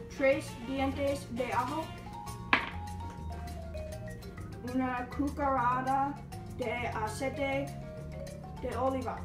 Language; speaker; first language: Spanish; non-native, learner; English